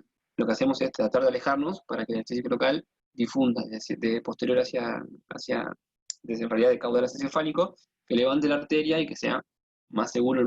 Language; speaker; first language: Spanish; native; Spanish